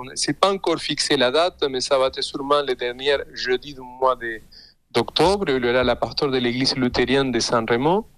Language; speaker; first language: French; non-native, fluent; Spanish